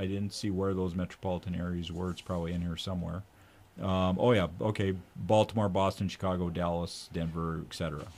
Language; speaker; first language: English; native; English